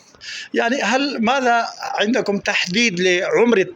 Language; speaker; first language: Arabic; non-native, fluent; Pashto